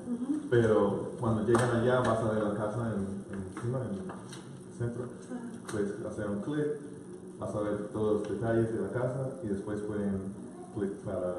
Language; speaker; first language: Spanish; non-native, learner; English